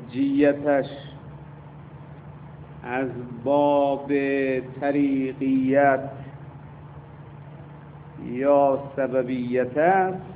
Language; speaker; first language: Persian; native; Persian